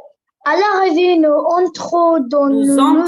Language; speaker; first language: French; non-native, learner; Arabic